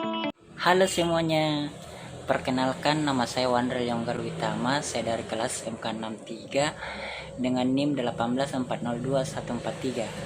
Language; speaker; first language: Indonesian; native; Indonesian